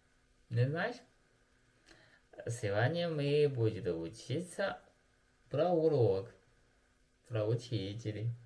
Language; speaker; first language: Russian; non-native, learner; Chinese